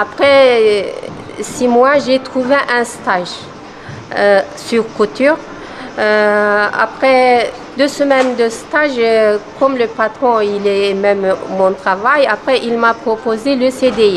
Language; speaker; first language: French; non-native, learner; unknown